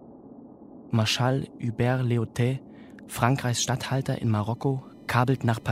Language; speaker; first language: German; native; German